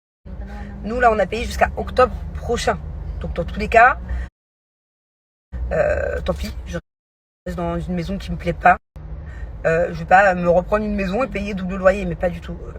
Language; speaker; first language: French; native; French